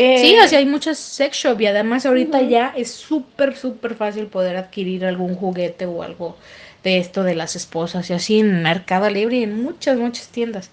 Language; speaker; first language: Spanish; native; Spanish